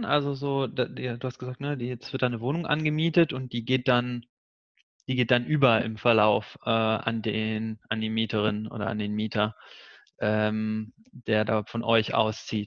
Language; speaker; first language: German; native; German